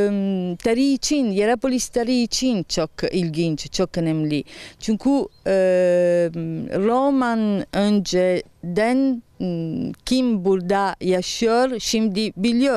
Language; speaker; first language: Turkish; non-native, learner; Italian